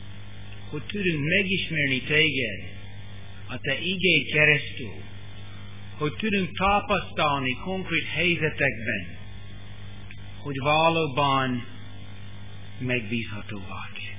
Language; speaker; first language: Hungarian; non-native, learner; English